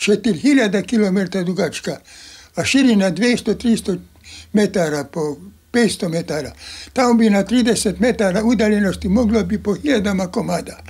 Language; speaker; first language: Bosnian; non-native, local second language; Hungarian